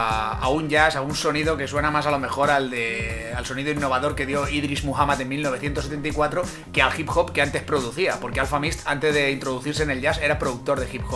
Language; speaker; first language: Spanish; native; Spanish